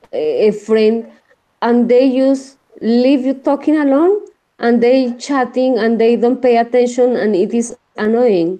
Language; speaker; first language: English; non-native, learner; Spanish